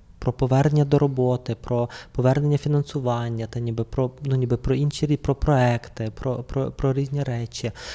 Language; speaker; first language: Ukrainian; native; Ukrainian